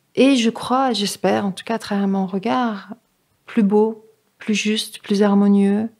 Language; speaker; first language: French; native; French